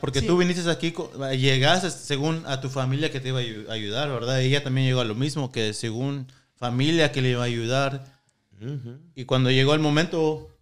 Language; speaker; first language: Spanish; early bilingual, heritage; Spanish